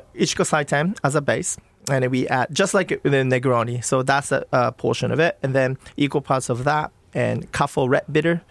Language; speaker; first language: English; non-native, fluent; Japanese